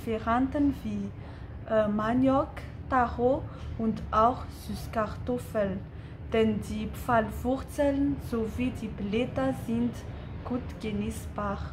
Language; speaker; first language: German; non-native, fluent; Malagasy